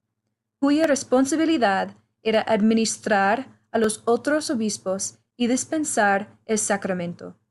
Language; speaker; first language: Spanish; non-native, fluent; English